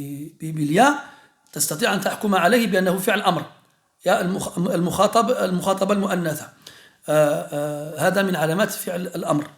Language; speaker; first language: Arabic; early bilingual, heritage; French